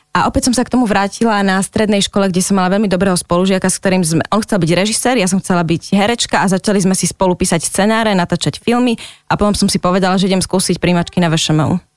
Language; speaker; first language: Slovak; native; Slovak